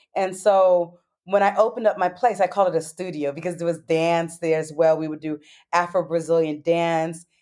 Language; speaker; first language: English; native; English